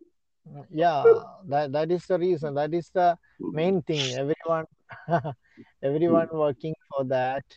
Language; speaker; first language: English; non-native, learner; Malayalam